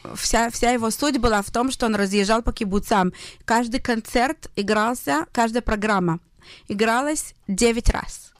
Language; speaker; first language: Russian; early bilingual, heritage; Russian